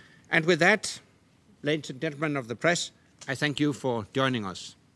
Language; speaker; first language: English; non-native, fluent; Danish